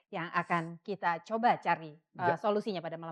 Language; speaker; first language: Indonesian; native; Indonesian